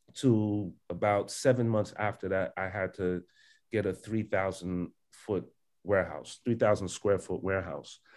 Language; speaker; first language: English; early bilingual, other home language; Haitian Creole